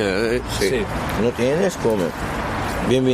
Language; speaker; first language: Spanish; non-native, learner; Arabic